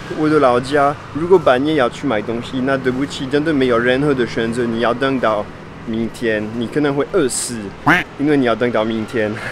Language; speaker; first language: Chinese; non-native, fluent; French